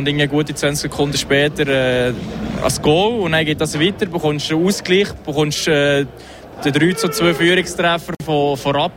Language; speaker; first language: German; native; German